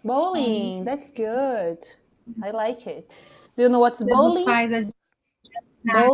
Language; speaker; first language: English; non-native, fluent; Portuguese